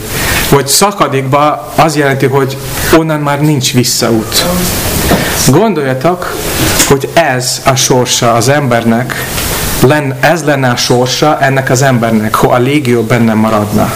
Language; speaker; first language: Hungarian; non-native, fluent; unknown